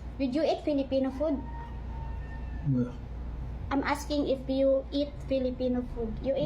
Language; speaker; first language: English; non-native, learner; Cebuano